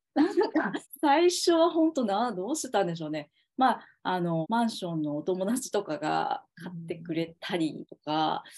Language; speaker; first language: Japanese; native; Japanese